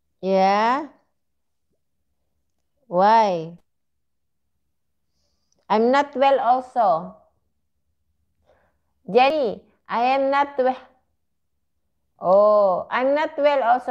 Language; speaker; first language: English; non-native, learner; Filipino